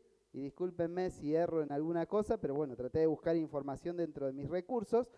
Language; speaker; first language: Spanish; native; Spanish